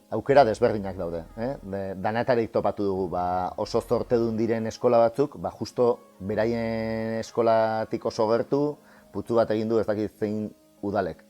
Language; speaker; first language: Basque; native; Basque